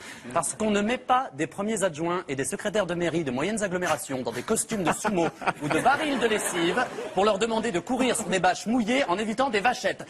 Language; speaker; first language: French; native; French